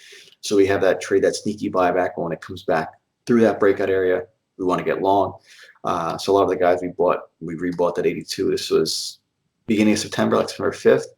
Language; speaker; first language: English; native; English